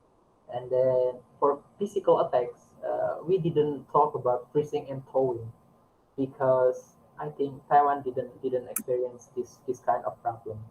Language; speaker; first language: English; non-native, learner; Indonesian